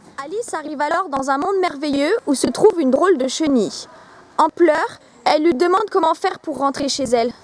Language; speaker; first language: French; native; French